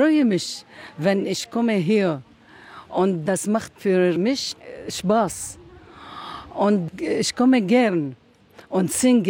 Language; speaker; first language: German; non-native, learner; Arabic